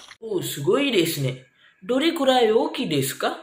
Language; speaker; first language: Japanese; non-native, learner; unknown